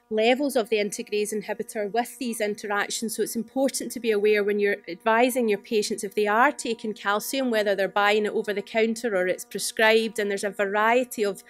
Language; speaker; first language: English; native; English